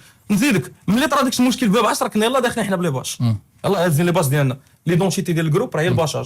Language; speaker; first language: Arabic; native; Arabic